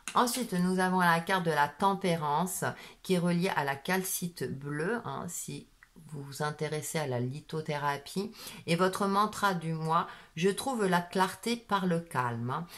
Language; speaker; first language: French; native; French